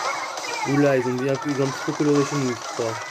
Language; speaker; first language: French; native; French